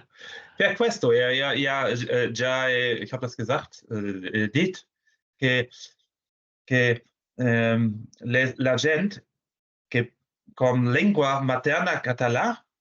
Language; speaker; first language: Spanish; non-native, fluent; German